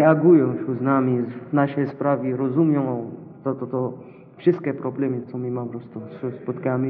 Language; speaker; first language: Polish; non-native, learner; Arabic